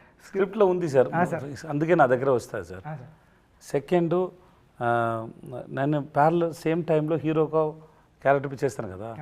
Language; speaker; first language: Telugu; non-native, learner; Tamil